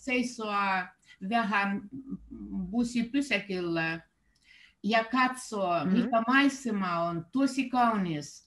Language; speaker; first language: Finnish; non-native, learner; Russian